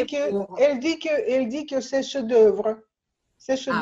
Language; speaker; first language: French; non-native, learner; Russian